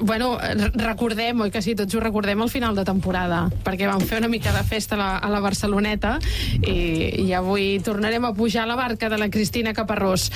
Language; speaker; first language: Catalan; native; Catalan